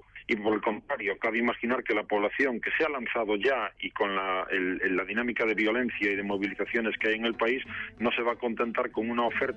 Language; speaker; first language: Spanish; native; Spanish